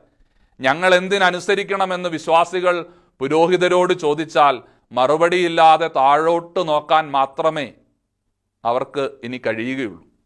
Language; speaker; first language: Malayalam; native; Malayalam